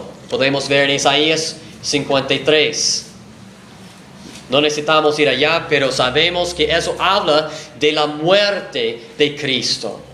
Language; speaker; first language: Spanish; non-native, fluent; English